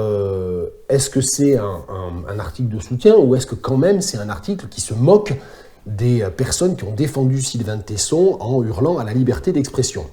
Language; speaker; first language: French; native; French